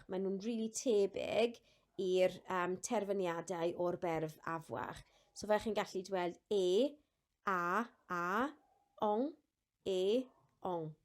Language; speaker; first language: Welsh; non-native, local second language; English